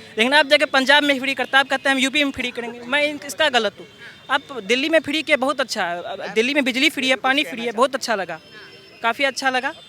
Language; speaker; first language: Hindi; native; Hindi